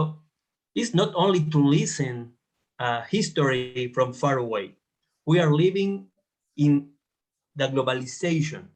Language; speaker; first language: English; non-native, fluent; Spanish